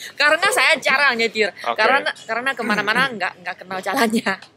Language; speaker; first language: Indonesian; non-native, fluent; Chinese